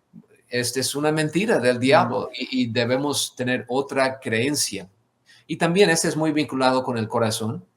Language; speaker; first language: Spanish; non-native, fluent; English